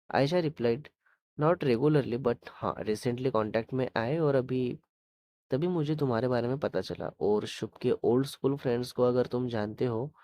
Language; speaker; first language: Hindi; non-native, local second language; Marathi